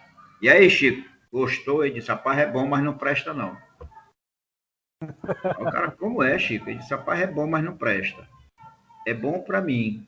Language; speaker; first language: Portuguese; native; Portuguese